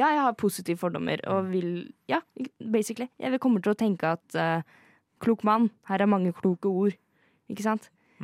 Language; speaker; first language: Norwegian; native; Norwegian